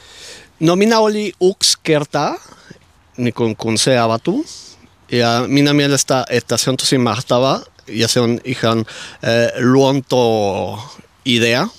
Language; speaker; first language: Finnish; non-native, learner; Spanish